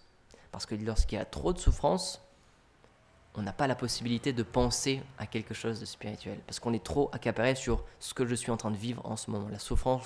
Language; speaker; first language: French; native; French